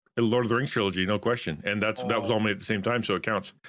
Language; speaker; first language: English; native; English